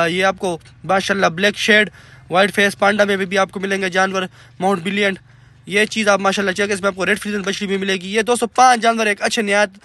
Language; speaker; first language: Urdu; non-native, local second language; Punjabi